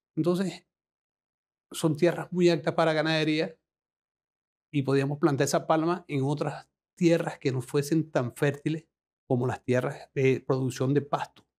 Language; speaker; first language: Spanish; native; Spanish